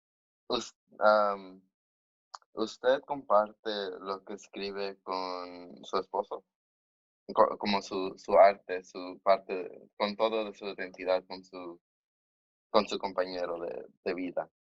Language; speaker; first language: Spanish; early bilingual, heritage; Spanish